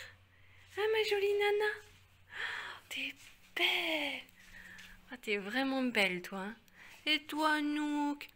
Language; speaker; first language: French; native; French